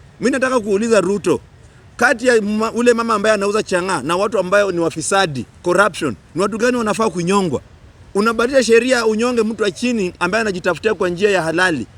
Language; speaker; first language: Swahili; non-native, local second language; Luyia